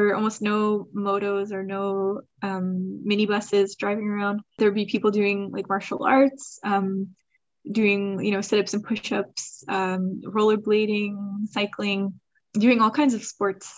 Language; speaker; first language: English; early bilingual, other home language; Swiss German